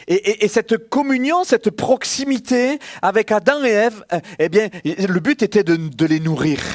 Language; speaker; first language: French; native; French